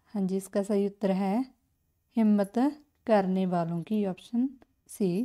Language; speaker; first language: Hindi; non-native, local second language; Punjabi